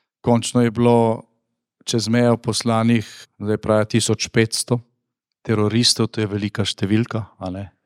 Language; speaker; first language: Slovenian; native; Slovenian